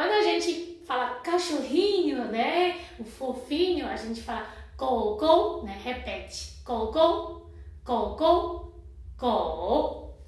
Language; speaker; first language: Portuguese; non-native, fluent; Chinese